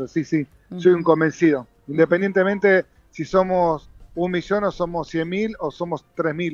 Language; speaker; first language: Spanish; native; Spanish